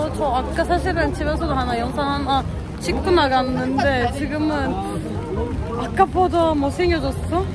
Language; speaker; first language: Korean; non-native, fluent; Turkish